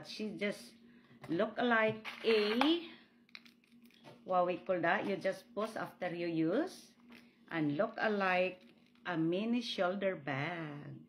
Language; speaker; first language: English; non-native, local second language; Filipino